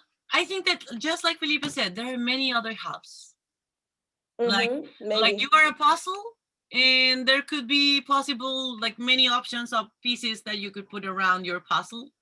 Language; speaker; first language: English; non-native, fluent; Spanish